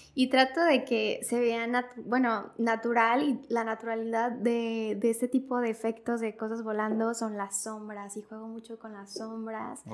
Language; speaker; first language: Spanish; native; Spanish